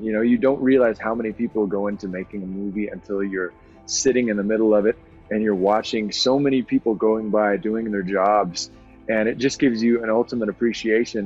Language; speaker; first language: English; native; English